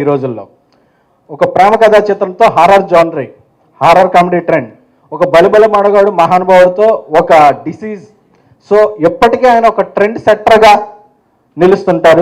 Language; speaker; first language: Telugu; native; Telugu